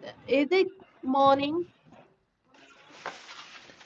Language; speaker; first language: English; non-native, learner; Chinese